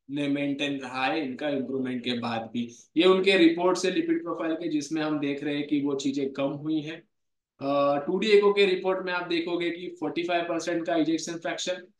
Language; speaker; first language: Hindi; non-native, local second language; Marathi